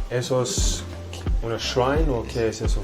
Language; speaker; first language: Spanish; non-native, learner; English